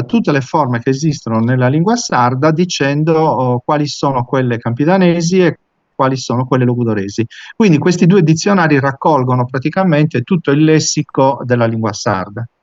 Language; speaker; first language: Italian; native; Italian